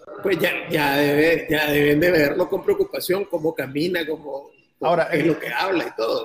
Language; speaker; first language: Spanish; native; Spanish